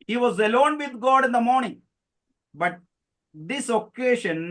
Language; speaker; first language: English; non-native, local second language; Malayalam